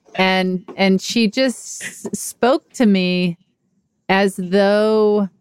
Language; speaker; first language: English; native; English